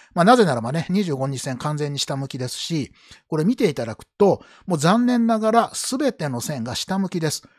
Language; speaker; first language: Japanese; native; Japanese